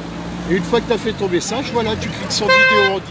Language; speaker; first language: French; native; French